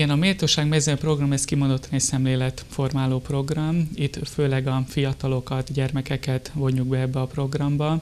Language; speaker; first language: Hungarian; native; Hungarian